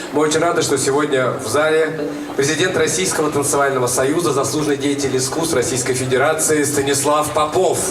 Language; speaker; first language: Russian; native; Russian